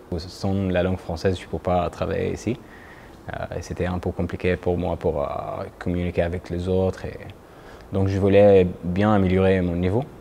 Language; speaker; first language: French; non-native, fluent; Arabic